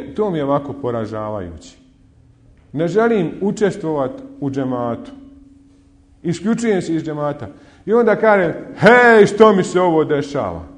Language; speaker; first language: Bosnian; native; Bosnian